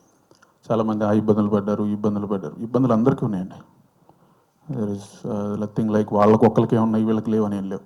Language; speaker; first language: Telugu; native; Telugu